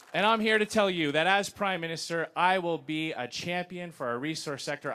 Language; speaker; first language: English; native; English